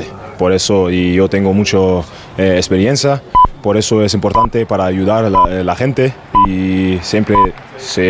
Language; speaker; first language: Spanish; non-native, fluent; German